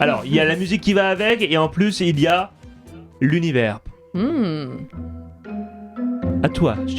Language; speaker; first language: French; native; French